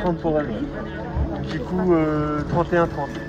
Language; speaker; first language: French; native; French